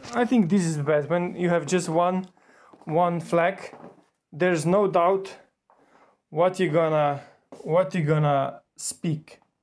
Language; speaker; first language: English; non-native, fluent; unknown